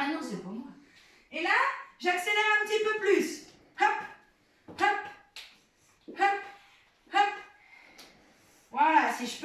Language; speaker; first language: French; native; French